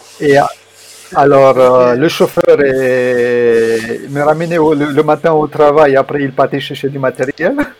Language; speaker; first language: French; non-native, fluent; Romanian